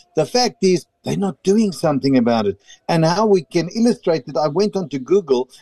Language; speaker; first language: English; non-native, local second language; Afrikaans